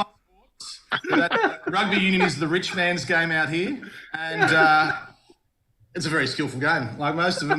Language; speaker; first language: English; native; English